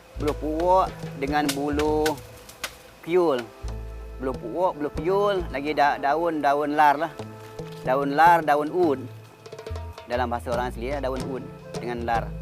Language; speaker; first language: Malay; non-native, local second language; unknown